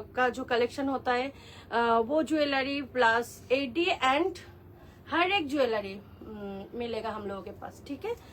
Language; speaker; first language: Hindi; non-native, local second language; Bangla